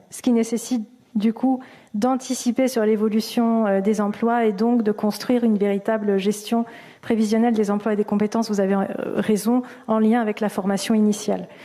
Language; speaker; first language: French; native; French